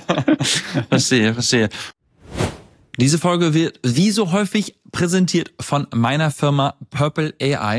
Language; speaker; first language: German; native; German